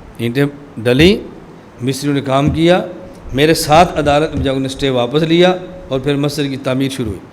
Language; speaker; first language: Urdu; non-native, local second language; Punjabi